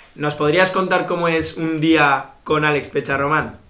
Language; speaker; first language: Spanish; native; Spanish